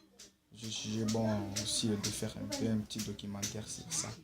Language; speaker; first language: French; non-native, local second language; Swahili